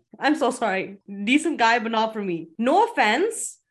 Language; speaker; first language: English; early bilingual, other home language; Punjabi